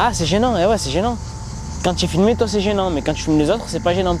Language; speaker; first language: French; native; French